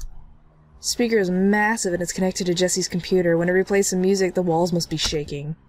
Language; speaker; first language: English; native; English